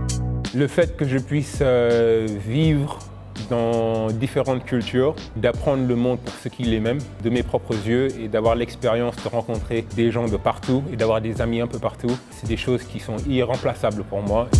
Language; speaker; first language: French; non-native, local second language; Wolof